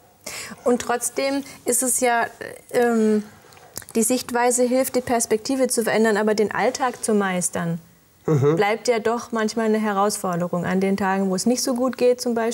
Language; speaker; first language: German; native; German